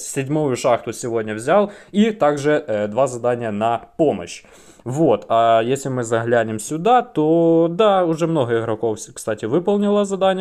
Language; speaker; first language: Russian; native; Russian